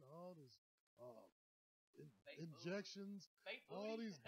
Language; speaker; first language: English; native; English